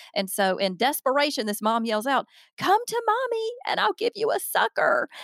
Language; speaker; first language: English; native; English